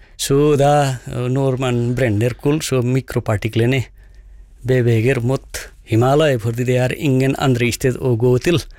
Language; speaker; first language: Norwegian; non-native, fluent; Nepali